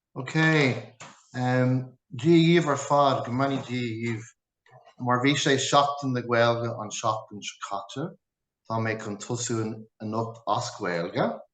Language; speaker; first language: Irish; non-native, local second language; English